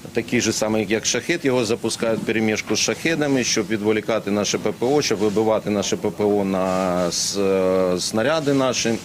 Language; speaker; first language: Ukrainian; native; Ukrainian